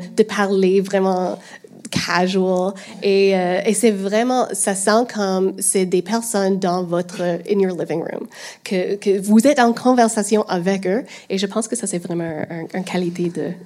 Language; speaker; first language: French; non-native, fluent; English